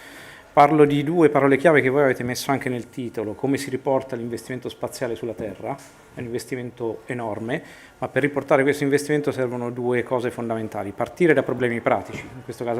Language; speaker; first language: Italian; native; Italian